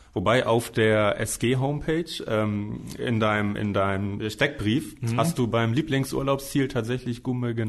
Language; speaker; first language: German; native; German